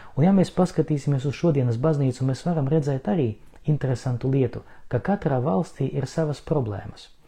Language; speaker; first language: Latvian; non-native, local second language; Russian